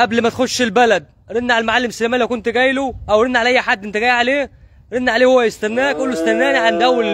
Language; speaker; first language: Arabic; native; Arabic